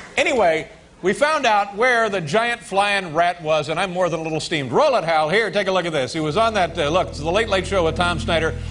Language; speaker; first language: English; native; English